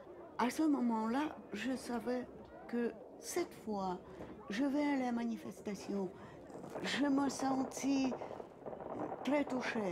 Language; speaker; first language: French; non-native, fluent; Russian